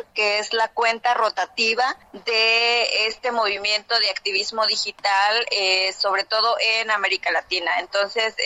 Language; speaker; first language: Spanish; native; Spanish